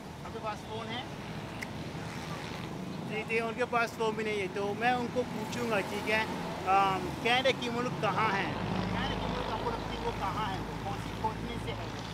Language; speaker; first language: Hindi; non-native, learner; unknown